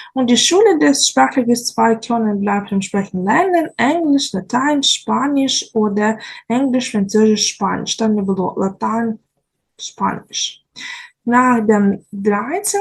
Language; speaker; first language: German; non-native, learner; Ukrainian